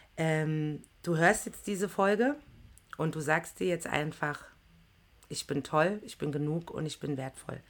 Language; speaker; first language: German; native; German